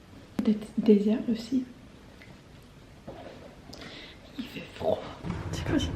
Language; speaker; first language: French; non-native, learner; English